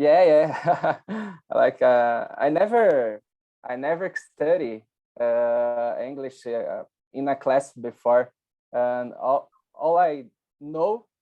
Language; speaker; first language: English; non-native, learner; Spanish